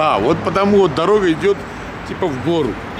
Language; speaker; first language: Russian; non-native, local second language; Georgian